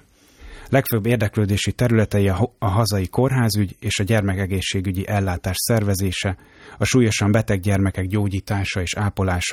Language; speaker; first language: Hungarian; native; Hungarian